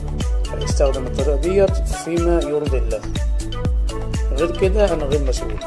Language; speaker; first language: Arabic; native; Arabic